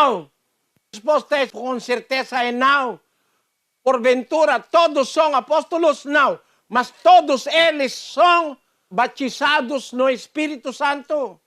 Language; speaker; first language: Portuguese; non-native, learner; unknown